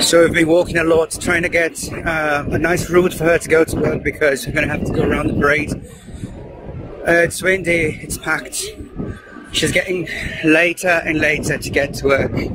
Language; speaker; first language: English; non-native, fluent; Portuguese